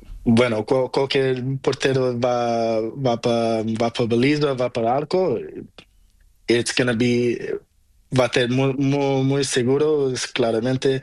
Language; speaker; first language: Spanish; non-native, learner; Portuguese